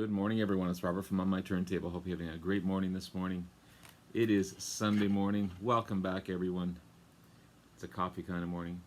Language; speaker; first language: English; native; English